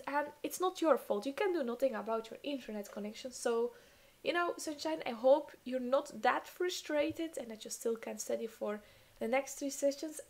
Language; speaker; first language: English; non-native, fluent; Dutch